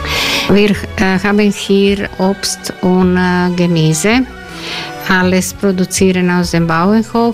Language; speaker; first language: German; non-native, learner; Croatian